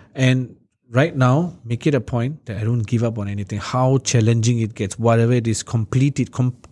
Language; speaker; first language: English; native; English